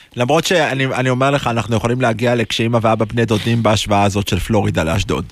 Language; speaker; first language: Hebrew; native; Hebrew